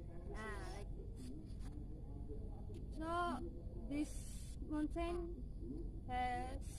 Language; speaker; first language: English; non-native, learner; Indonesian